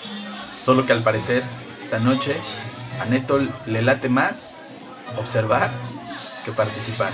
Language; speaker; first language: Spanish; native; Spanish